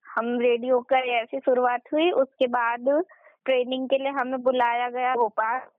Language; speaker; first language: Hindi; native; Hindi